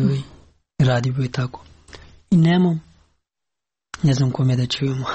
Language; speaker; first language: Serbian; non-native, learner; Pashto